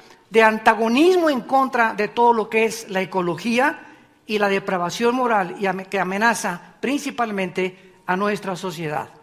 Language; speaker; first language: Spanish; native; Spanish